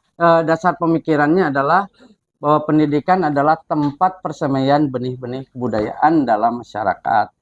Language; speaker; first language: Indonesian; non-native, local second language; Sundanese